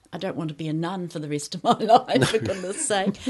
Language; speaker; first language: English; native; English